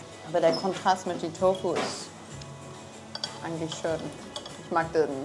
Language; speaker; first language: German; non-native, fluent; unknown